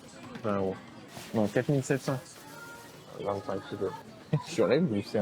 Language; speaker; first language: French; native; French